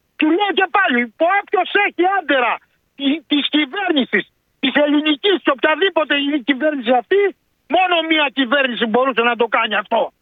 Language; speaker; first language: Greek; native; Greek